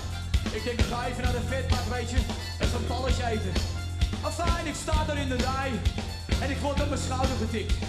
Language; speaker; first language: Dutch; native; Dutch